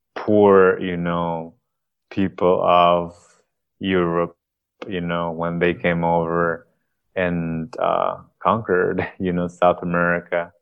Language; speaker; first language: English; non-native, fluent; Spanish